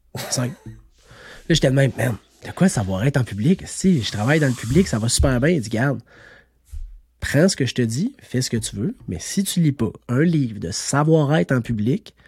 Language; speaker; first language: French; native; French